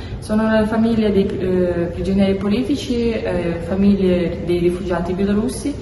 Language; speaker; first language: Italian; non-native, learner; Belarusian